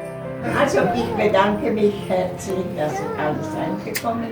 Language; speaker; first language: German; non-native, fluent; Bulgarian